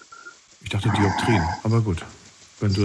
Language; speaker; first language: German; native; German